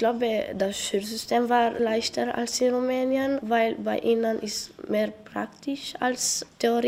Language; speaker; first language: German; non-native, learner; Romanian